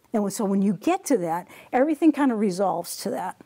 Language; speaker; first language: English; native; English